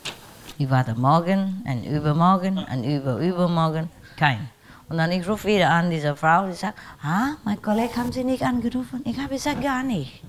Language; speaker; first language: German; non-native, learner; Vietnamese